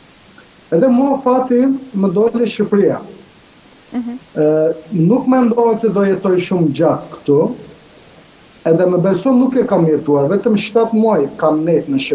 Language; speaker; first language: Albanian; non-native, fluent; Turkish